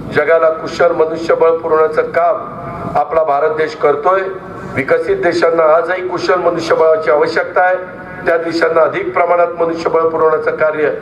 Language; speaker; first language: Marathi; native; Marathi